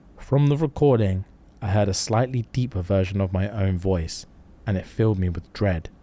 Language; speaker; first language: English; native; English